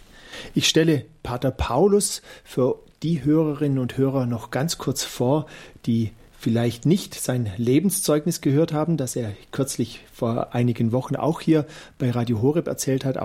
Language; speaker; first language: German; native; German